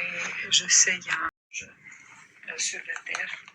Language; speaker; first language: French; non-native, fluent; Greek